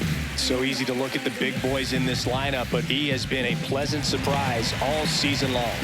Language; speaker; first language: English; native; English